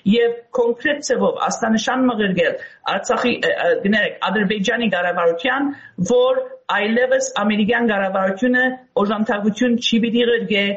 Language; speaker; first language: Armenian; early bilingual, heritage; Armenian